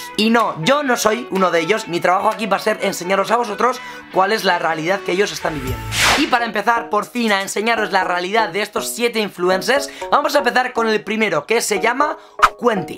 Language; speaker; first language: Spanish; native; Spanish